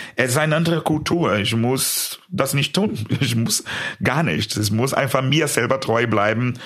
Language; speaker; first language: German; non-native, fluent; Portuguese